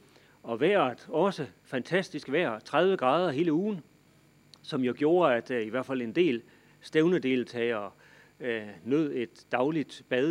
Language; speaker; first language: Danish; native; Danish